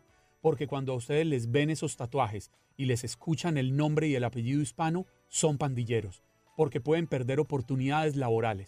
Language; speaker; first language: Spanish; native; Spanish